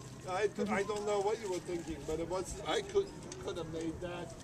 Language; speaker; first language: English; native; English